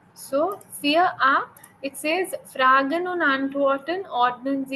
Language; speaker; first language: German; non-native, learner; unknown